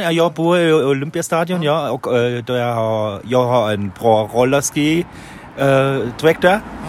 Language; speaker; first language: Swedish; non-native, learner; German